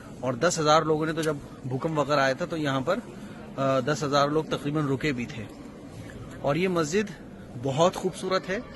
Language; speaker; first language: Urdu; native; Urdu